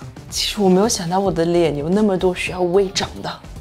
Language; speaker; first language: Chinese; early bilingual, heritage; Chinese